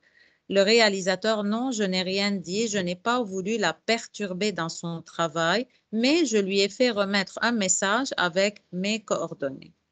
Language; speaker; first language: French; non-native, fluent; Arabic